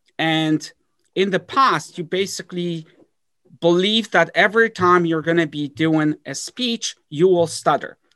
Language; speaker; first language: English; early bilingual, other home language; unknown